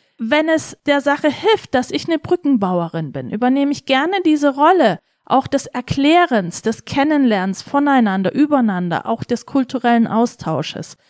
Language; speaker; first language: German; early bilingual, other home language; Turkish